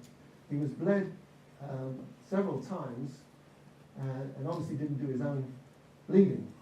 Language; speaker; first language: English; native; English